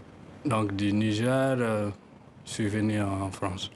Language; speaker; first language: French; non-native, local second language; Tamasheq